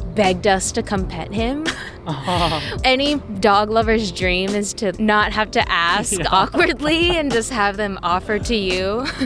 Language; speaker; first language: English; native; English